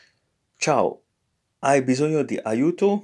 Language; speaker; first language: Italian; non-native, fluent; English